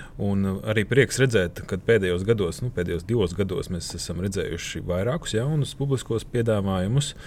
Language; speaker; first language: Latvian; native; Latvian